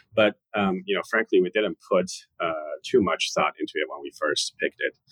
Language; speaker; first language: English; non-native, fluent; Chinese